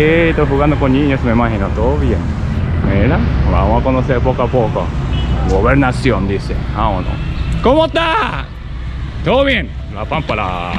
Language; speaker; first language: Spanish; non-native, learner; Japanese